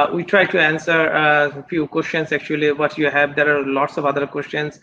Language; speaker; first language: English; non-native, local second language; Bangla